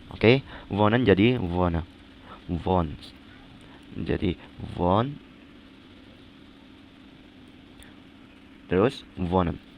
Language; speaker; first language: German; non-native, learner; Indonesian